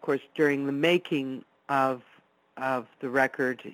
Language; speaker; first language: English; non-native, fluent; Italian